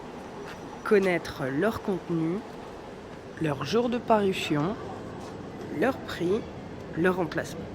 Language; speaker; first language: French; native; French